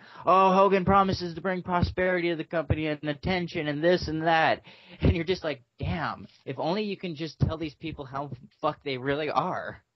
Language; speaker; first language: English; native; English